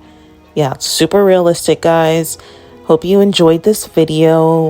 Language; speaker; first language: English; native; English